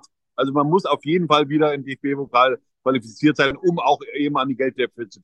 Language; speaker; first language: German; native; German